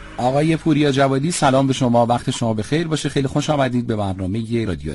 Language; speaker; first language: Persian; native; Persian